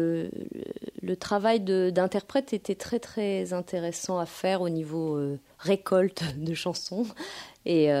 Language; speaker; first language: French; native; French